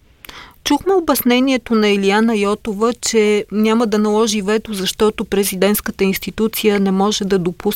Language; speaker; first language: Bulgarian; native; Bulgarian